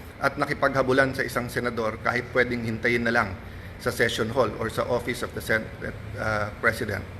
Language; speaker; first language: Filipino; native; Filipino